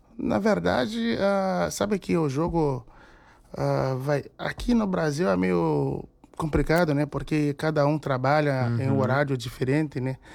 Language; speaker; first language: Portuguese; non-native, fluent; Haitian Creole